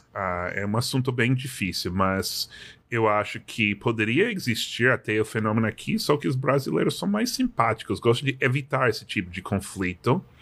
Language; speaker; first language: Portuguese; non-native, fluent; English